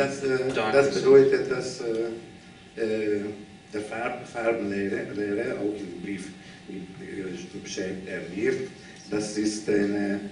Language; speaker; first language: German; non-native, learner; Hungarian